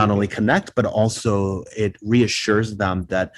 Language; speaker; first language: English; non-native, fluent; Spanish